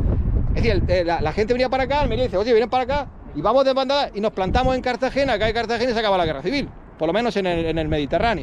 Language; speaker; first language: Spanish; native; Spanish